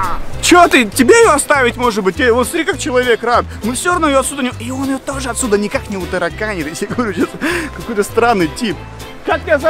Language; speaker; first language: Russian; native; Russian